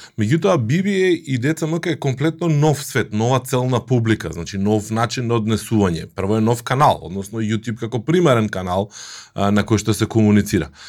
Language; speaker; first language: Macedonian; native; Macedonian